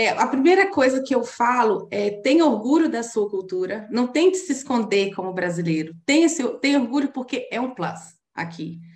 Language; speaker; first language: Portuguese; native; Portuguese